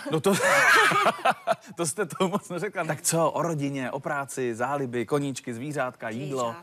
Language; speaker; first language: Czech; native; Czech